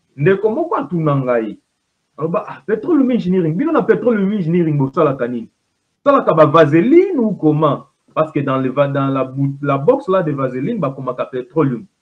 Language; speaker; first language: French; non-native, local second language; Lingala